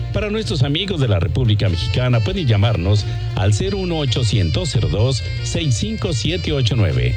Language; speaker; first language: Spanish; native; Spanish